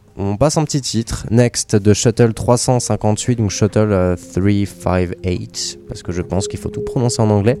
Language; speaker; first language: French; native; French